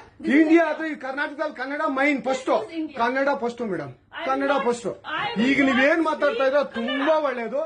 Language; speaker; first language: Kannada; native; Kannada